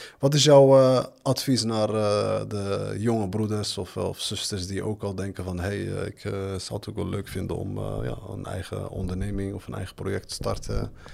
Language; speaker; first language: Dutch; early bilingual, other home language; Arabic